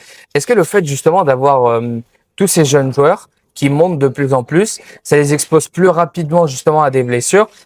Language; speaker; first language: French; native; French